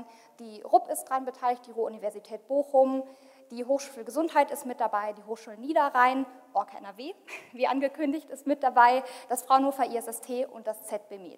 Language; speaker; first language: German; native; German